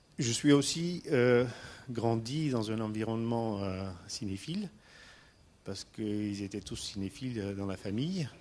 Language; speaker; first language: French; non-native, fluent; Armenian